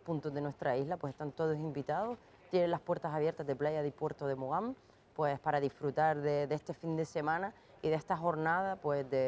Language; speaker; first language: Spanish; native; Spanish